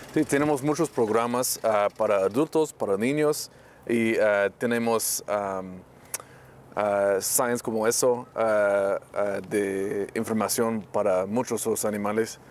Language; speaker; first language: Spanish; non-native, learner; English